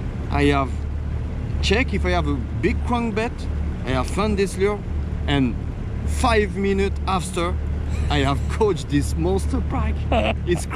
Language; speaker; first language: English; non-native, learner; French